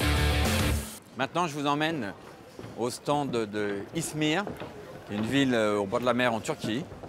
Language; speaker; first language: French; native; French